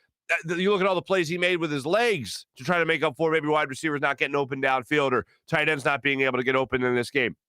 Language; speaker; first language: English; native; English